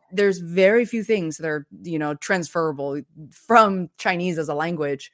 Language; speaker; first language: English; non-native, fluent; Chinese